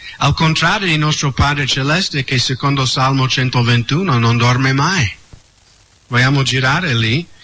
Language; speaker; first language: Italian; non-native, fluent; English